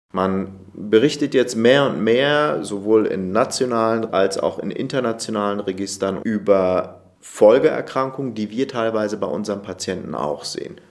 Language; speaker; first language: German; native; German